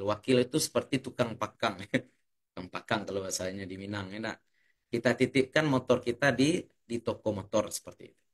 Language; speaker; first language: Indonesian; native; Indonesian